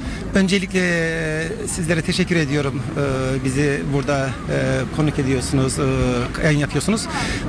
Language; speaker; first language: Turkish; native; Turkish